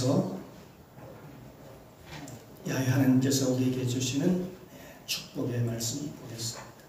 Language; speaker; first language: Korean; native; Korean